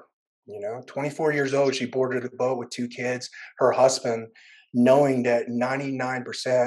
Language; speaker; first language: English; early bilingual, other home language; Vietnamese